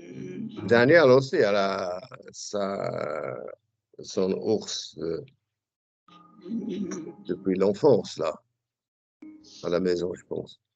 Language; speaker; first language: French; non-native, fluent; English